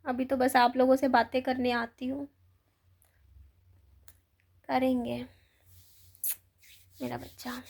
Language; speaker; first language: Hindi; native; Hindi